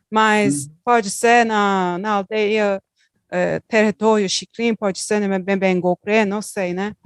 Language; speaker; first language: Portuguese; non-native, learner; Turkish